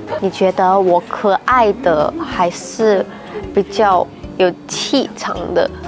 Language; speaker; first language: Chinese; non-native, fluent; Indonesian